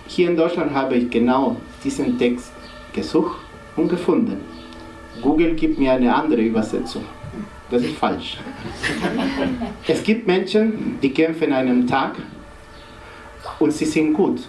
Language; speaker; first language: German; non-native, fluent; Spanish